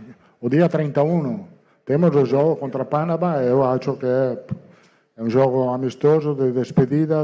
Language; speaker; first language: Portuguese; non-native, fluent; Italian